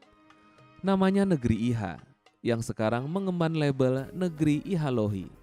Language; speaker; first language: Indonesian; native; Indonesian